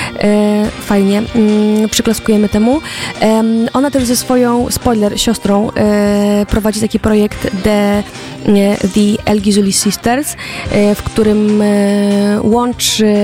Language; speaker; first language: Polish; native; Polish